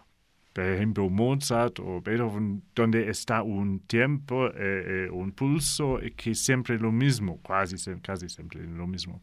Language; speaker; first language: Spanish; non-native, learner; English